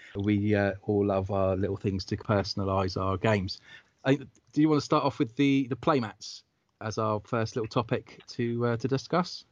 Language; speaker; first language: English; native; English